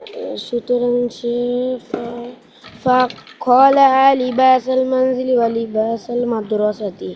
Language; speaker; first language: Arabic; non-native, learner; Bangla